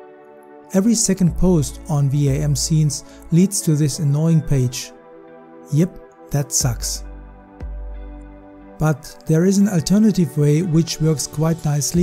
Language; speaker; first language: English; non-native, fluent; German